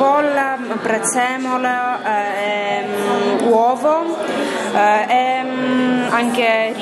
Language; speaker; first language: Italian; non-native, learner; Armenian